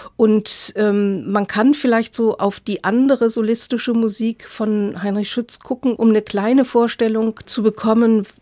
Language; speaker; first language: German; native; German